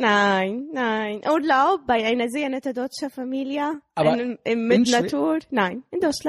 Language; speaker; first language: German; non-native, learner; Arabic